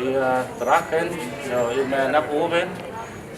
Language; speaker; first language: German; non-native, learner; Vietnamese